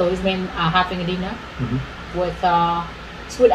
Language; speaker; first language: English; non-native, fluent; Vietnamese